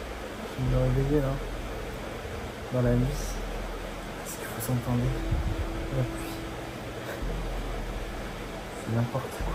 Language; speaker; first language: French; native; French